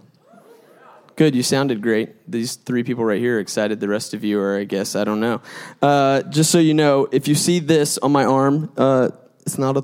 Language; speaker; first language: English; native; English